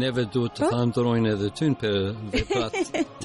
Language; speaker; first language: Albanian; early bilingual, heritage; Albanian